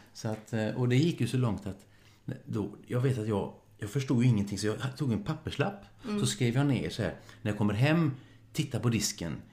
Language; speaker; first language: Swedish; non-native, fluent; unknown